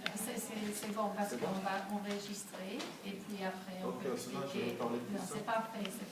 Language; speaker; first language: French; non-native, fluent; English